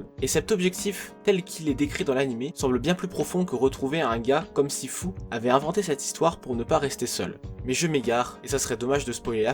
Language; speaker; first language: French; native; French